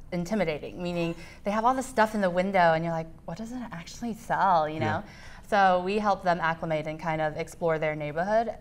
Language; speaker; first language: English; native; English